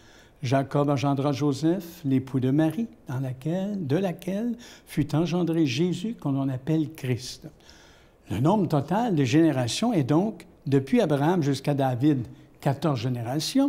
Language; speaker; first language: French; native; French